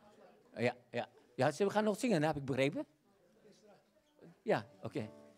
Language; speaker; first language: Dutch; non-native, fluent; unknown